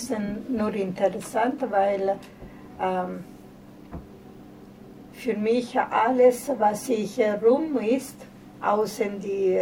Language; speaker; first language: German; non-native, learner; Italian